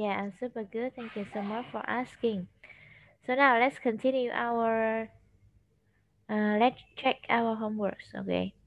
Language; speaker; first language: English; non-native, learner; Vietnamese